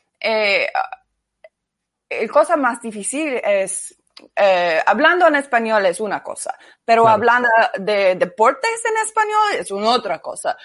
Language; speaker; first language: Spanish; non-native, learner; English